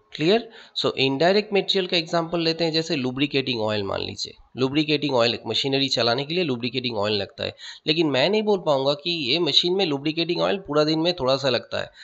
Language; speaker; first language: Hindi; non-native, local second language; Bangla